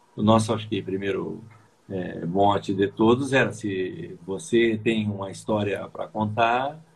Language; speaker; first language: Portuguese; native; Portuguese